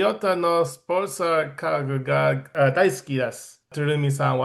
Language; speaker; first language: Japanese; non-native, learner; English